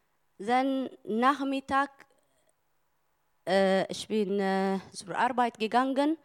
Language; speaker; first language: German; non-native, learner; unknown